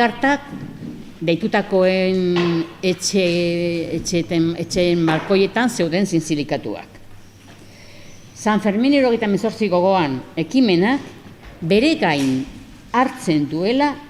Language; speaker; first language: Basque; non-native, local second language; Spanish